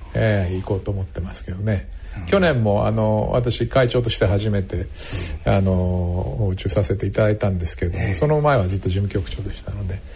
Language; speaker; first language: Japanese; native; Japanese